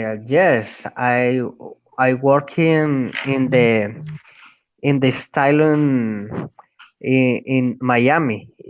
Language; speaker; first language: English; non-native, learner; Spanish